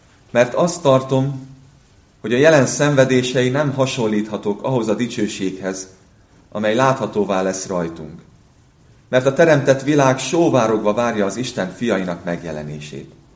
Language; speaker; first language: Hungarian; native; Hungarian